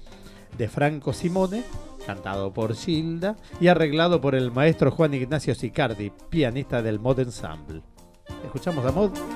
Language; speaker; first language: Spanish; native; Spanish